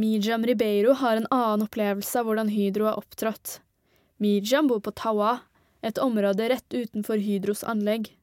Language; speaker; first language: Norwegian; native; Norwegian